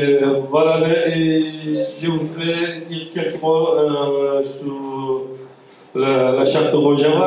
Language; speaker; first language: French; non-native, fluent; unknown